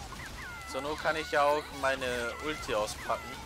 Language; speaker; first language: German; native; German